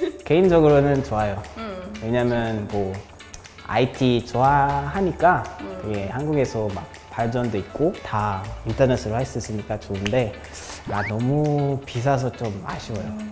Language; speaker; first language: Korean; non-native, fluent; Kinyarwanda